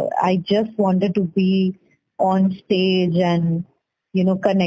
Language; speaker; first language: English; non-native, local second language; Bangla